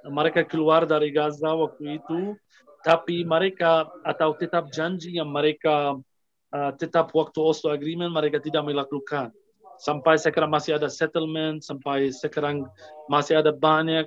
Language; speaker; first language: Indonesian; non-native, fluent; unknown